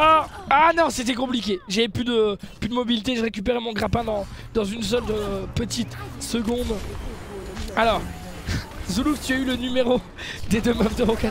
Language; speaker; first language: French; native; French